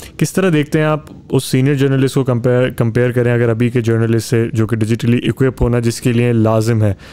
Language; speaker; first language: Urdu; native; Urdu